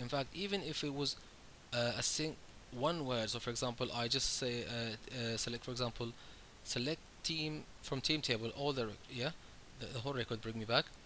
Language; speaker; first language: English; non-native, fluent; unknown